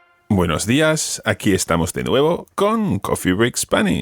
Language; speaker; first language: Spanish; non-native, fluent; English